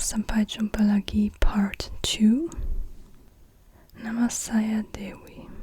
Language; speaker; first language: Indonesian; non-native, learner; German